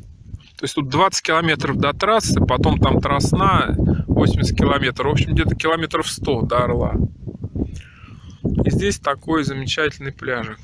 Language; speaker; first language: Russian; native; Russian